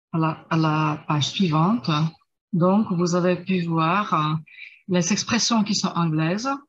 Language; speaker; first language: French; non-native, fluent; Czech